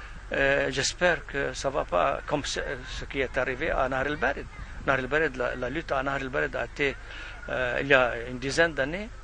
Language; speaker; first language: French; non-native, fluent; Arabic